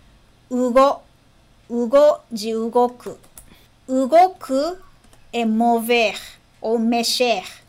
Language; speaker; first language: Portuguese; non-native, fluent; Japanese